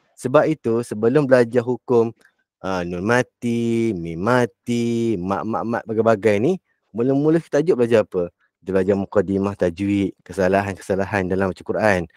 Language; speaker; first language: Malay; native; Malay